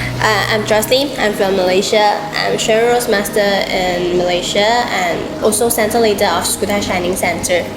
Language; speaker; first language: English; non-native, local second language; Malay